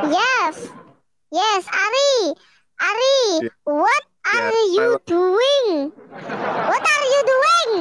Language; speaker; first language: English; non-native, learner; Indonesian